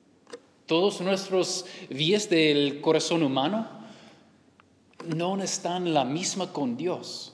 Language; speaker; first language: Spanish; non-native, learner; English